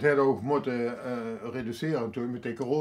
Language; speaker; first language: Dutch; native; Dutch